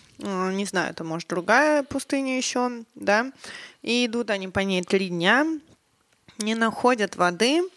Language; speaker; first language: Russian; native; Russian